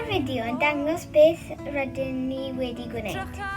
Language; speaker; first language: Welsh; non-native, local second language; English